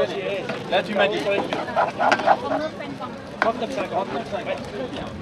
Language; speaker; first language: French; native; French